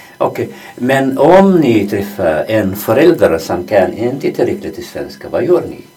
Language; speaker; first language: Swedish; non-native, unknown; Arabic